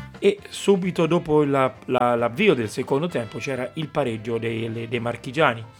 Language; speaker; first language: Italian; native; Italian